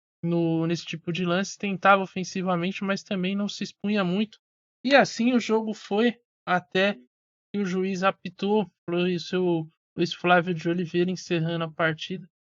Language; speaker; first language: Portuguese; native; Portuguese